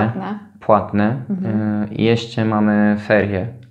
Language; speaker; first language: Polish; non-native, fluent; Turkish